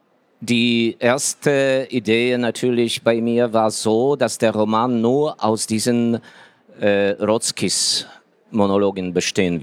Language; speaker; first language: German; non-native, fluent; Ukrainian